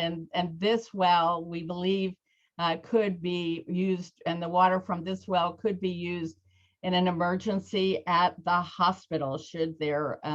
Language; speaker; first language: English; native; English